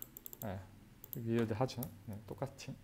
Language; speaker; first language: Korean; native; Korean